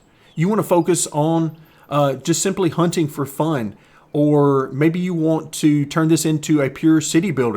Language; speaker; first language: English; native; English